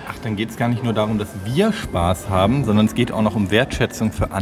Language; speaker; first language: German; native; German